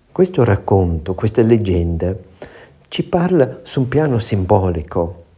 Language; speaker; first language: Italian; non-native, fluent; German